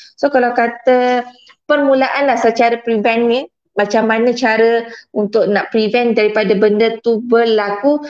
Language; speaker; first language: Malay; native; Malay